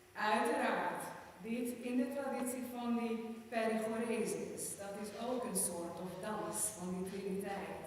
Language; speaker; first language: Dutch; non-native, fluent; German